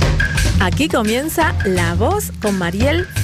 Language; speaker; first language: Spanish; native; Spanish